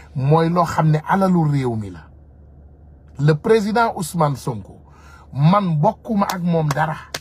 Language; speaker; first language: French; non-native, local second language; Wolof